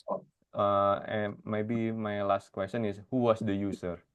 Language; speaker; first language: English; non-native, fluent; Indonesian